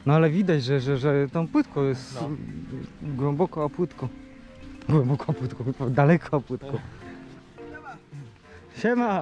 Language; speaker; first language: Polish; native; Polish